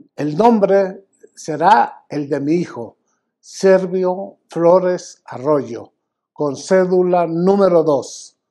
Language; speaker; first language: Spanish; native; Spanish